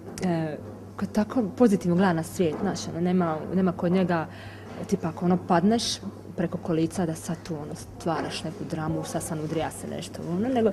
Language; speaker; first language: Bosnian; native; Bosnian